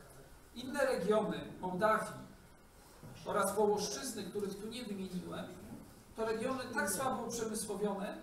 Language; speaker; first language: Polish; native; Polish